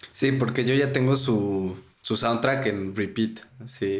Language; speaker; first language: Spanish; native; Spanish